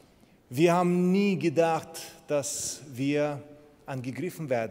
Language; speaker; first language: German; non-native, fluent; Ukrainian